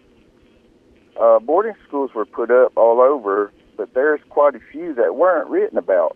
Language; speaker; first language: English; early bilingual, other home language; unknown